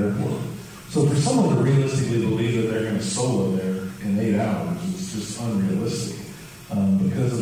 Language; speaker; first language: English; native; English